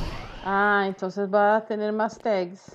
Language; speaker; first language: Spanish; non-native, learner; Portuguese